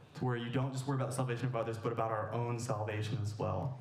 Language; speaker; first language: English; native; English